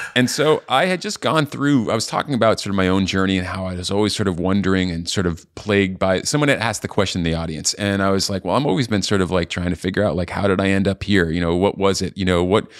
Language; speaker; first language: English; native; English